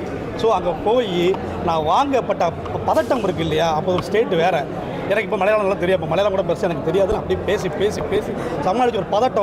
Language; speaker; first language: Tamil; native; Tamil